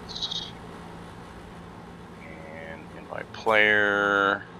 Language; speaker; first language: English; native; English